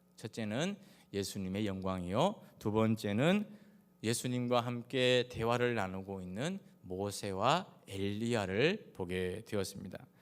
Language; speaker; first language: Korean; native; Korean